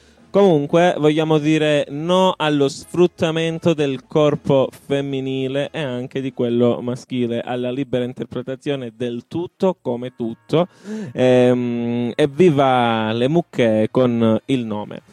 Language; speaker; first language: Italian; native; Italian